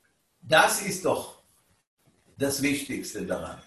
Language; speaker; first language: German; non-native, fluent; Hebrew